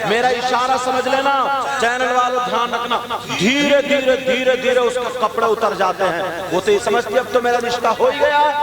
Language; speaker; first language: Urdu; native; Urdu